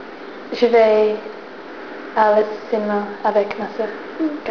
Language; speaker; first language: French; non-native, learner; English